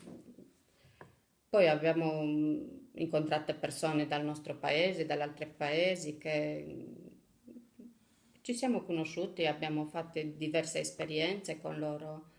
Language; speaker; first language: Italian; non-native, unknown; Romanian